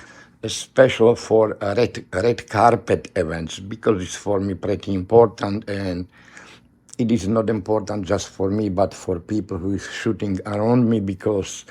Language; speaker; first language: English; non-native, learner; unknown